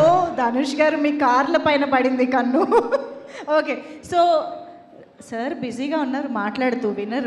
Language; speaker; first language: Telugu; native; Telugu